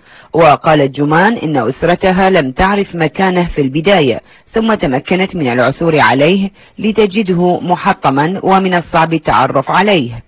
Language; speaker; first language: Arabic; native; Arabic